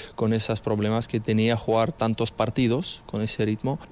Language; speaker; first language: Spanish; non-native, fluent; Ukrainian